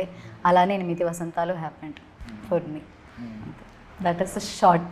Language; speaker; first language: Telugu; non-native, learner; Malayalam